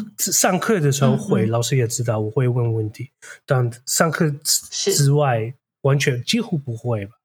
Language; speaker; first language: Chinese; non-native, fluent; Dutch